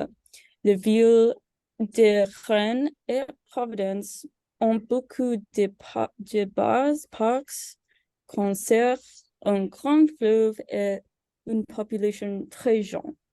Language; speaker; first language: French; non-native, learner; English